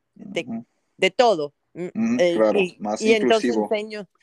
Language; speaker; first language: Spanish; native; Spanish